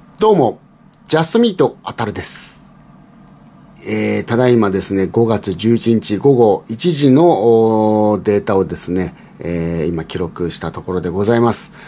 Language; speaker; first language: Japanese; native; Japanese